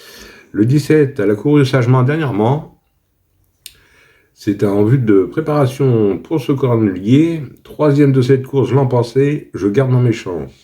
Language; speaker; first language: French; native; French